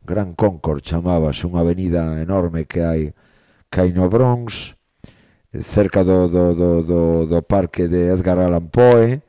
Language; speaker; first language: Galician; native; Galician